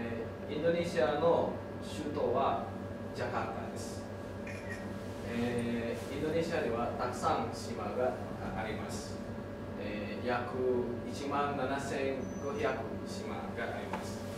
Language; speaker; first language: Japanese; non-native, learner; Indonesian